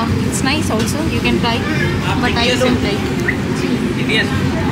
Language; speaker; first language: English; non-native, local second language; Hindi